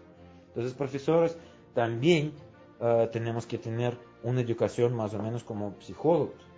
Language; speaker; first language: Spanish; non-native, fluent; Russian